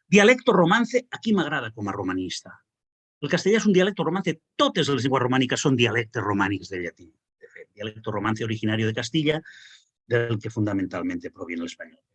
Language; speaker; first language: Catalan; non-native, local second language; Spanish